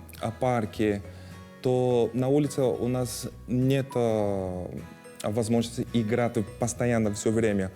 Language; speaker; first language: Russian; non-native, fluent; Portuguese